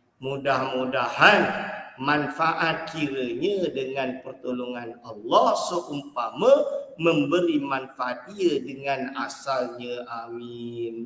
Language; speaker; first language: Malay; native; Malay